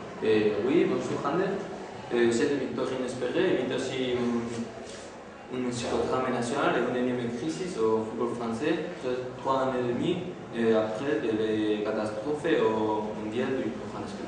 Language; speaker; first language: French; non-native, learner; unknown